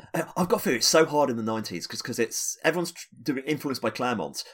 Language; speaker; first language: English; native; English